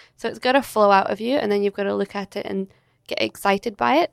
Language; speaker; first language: English; native; English